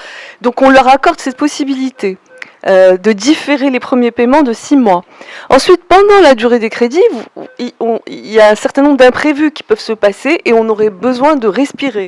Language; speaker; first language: French; non-native, local second language; Arabic